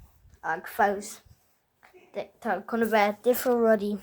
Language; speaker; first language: Irish; non-native, local second language; English